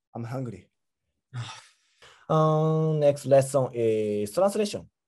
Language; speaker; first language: English; non-native, fluent; Japanese